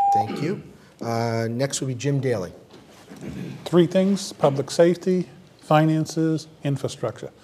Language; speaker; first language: English; native; English